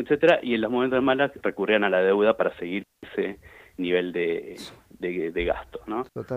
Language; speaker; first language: Spanish; native; Spanish